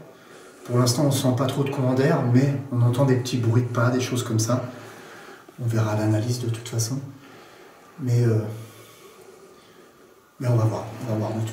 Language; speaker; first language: French; native; French